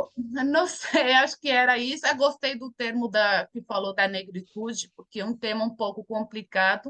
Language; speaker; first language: Portuguese; non-native, fluent; Spanish